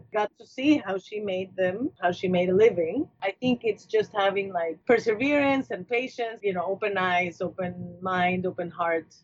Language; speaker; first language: English; non-native, fluent; Spanish